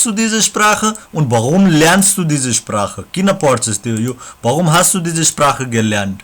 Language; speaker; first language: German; non-native, learner; Nepali